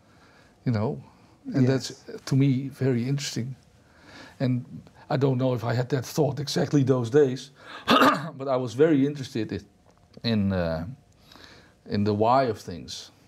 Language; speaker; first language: English; non-native, fluent; Dutch